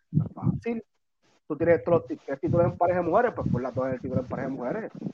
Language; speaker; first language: Spanish; native; Spanish